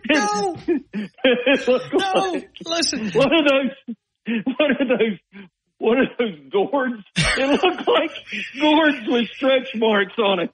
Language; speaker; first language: English; native; English